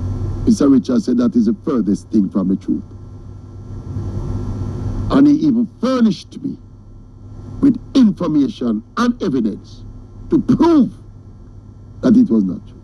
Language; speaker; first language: English; non-native, local second language; Jamaican Creole English